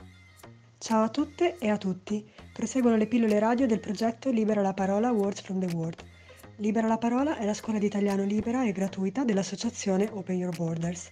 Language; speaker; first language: Italian; native; Italian